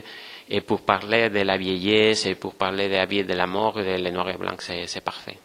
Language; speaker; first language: French; non-native, fluent; Spanish